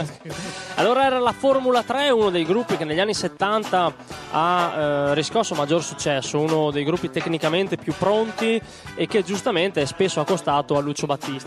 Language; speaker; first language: Italian; native; Italian